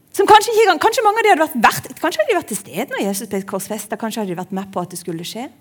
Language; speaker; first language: Norwegian; native; Norwegian